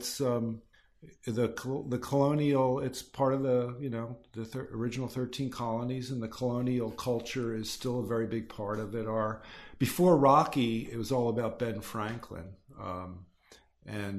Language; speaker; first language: English; native; English